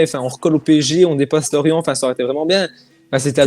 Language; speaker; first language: French; native; French